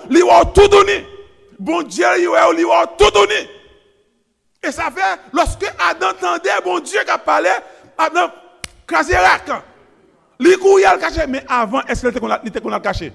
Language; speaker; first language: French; non-native, local second language; Haitian Creole